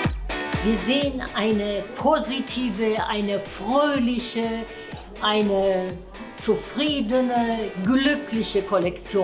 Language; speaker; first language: German; non-native, fluent; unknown